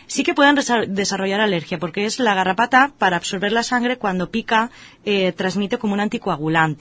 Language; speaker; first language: Spanish; native; Spanish